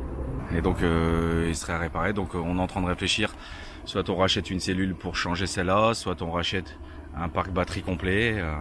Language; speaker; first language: French; native; French